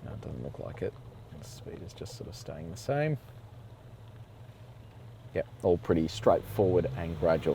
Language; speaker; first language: English; native; English